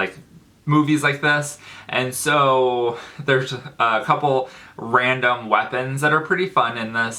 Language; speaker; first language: English; native; English